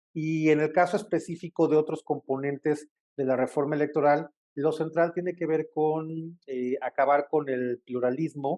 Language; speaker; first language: Spanish; native; Spanish